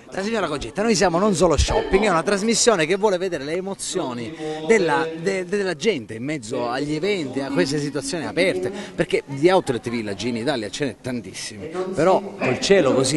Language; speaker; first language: Italian; native; Italian